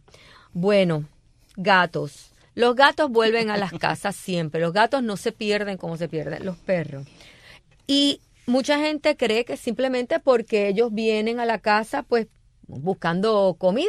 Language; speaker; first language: Spanish; native; Spanish